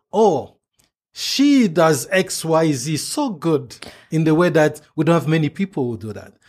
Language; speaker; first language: English; non-native, fluent; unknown